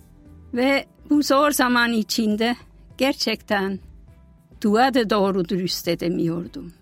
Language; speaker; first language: Turkish; non-native, fluent; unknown